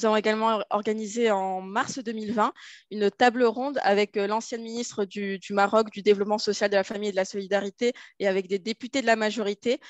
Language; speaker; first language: French; native; French